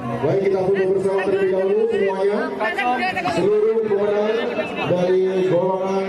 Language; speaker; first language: Indonesian; native; Indonesian